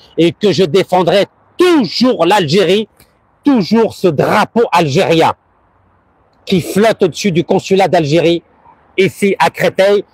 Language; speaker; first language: French; early bilingual, other home language; Arabic